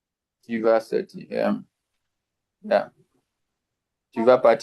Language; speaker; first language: French; non-native, fluent; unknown